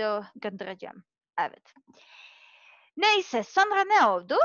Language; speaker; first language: Turkish; non-native, learner; Serbian